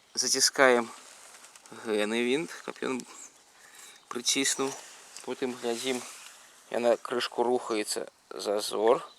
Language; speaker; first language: Belarusian; native; Belarusian